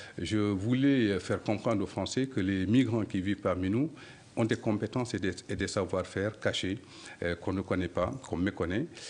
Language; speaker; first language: French; non-native, local second language; Soninke